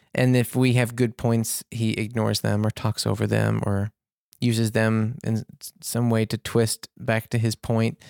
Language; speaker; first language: English; native; English